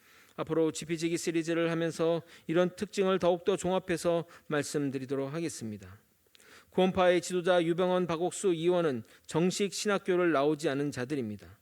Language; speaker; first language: Korean; native; Korean